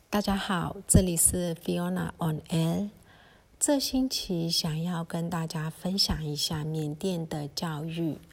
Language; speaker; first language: Chinese; early bilingual, heritage; Chinese